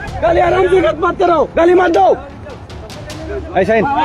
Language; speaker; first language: Hindi; non-native, learner; Bangla